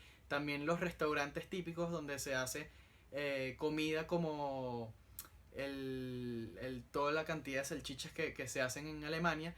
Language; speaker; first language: Spanish; native; Spanish